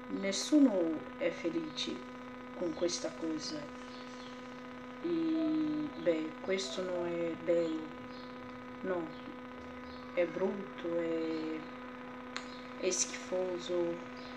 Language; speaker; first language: Italian; non-native, learner; Portuguese